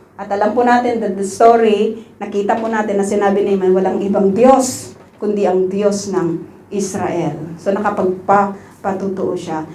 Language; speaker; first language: Filipino; non-native, local second language; Iloko